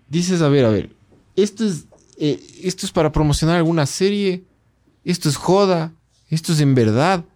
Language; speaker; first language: Spanish; native; Spanish